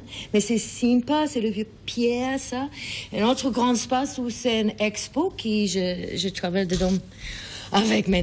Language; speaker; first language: French; non-native, learner; English